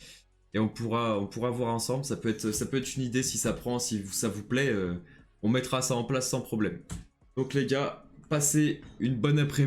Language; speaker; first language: French; native; French